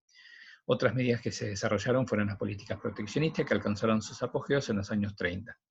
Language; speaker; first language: Spanish; native; Spanish